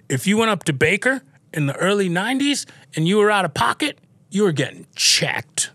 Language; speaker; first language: English; native; English